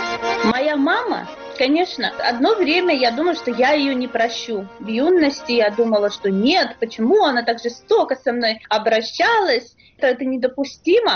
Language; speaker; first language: Russian; native; Russian